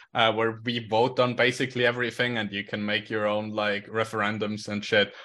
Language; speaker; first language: English; non-native, fluent; Swiss German